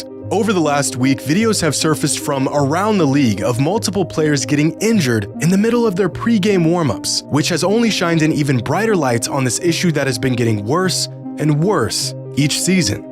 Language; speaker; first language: English; native; English